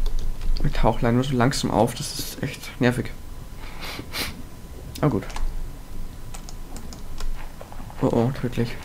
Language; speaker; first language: German; native; German